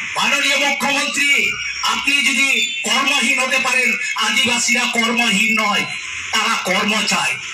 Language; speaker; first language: Bangla; non-native, local second language; Santali